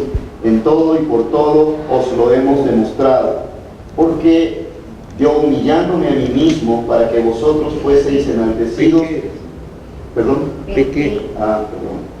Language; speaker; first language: Spanish; native; Spanish